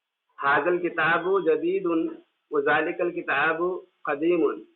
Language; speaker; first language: Arabic; non-native, fluent; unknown